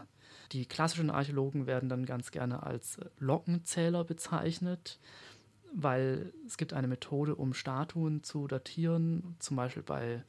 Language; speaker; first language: German; native; German